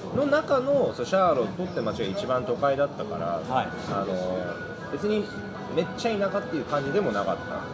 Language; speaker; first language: Japanese; early bilingual, other home language; English